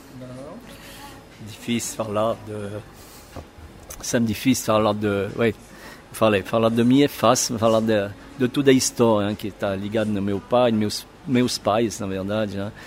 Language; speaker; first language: Portuguese; non-native, fluent; French